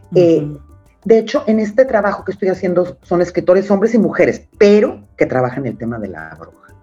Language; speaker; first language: Spanish; native; Spanish